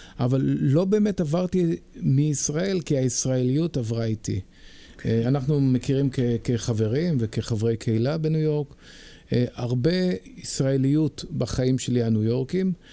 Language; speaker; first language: Hebrew; early bilingual, heritage; Hebrew